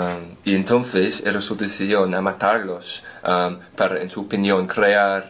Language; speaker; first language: Spanish; non-native, learner; English